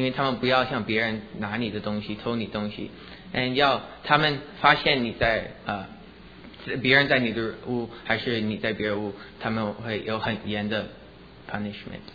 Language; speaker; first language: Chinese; early bilingual, heritage; English